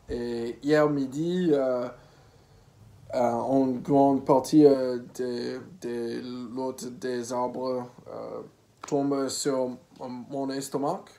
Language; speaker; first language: French; non-native, learner; English